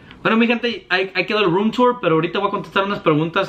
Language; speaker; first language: Spanish; early bilingual, heritage; Spanish